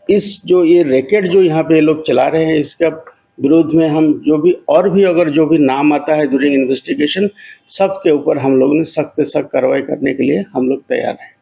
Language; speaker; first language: Hindi; non-native, local second language; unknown